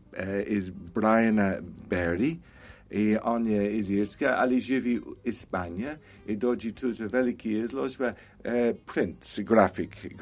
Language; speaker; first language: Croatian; non-native, learner; English